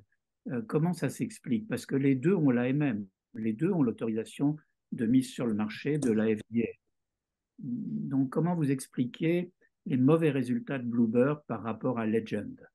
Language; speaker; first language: French; native; French